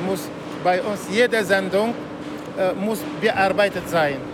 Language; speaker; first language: German; non-native, learner; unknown